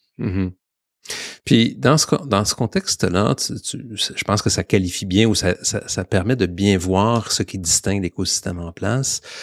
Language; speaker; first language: French; native; French